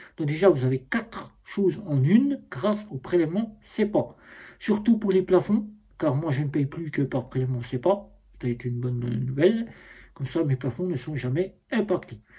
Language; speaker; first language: French; native; French